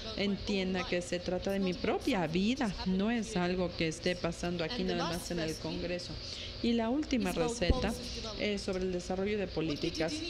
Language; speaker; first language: Spanish; non-native, fluent; Ukrainian